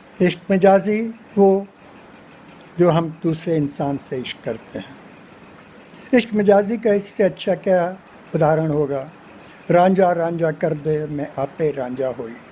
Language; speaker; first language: Hindi; non-native, local second language; Punjabi